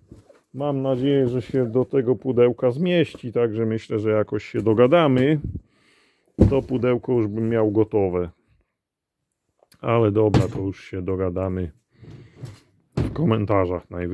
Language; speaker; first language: Polish; native; Polish